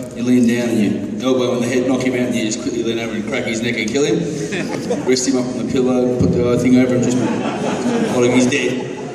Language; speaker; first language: English; native; English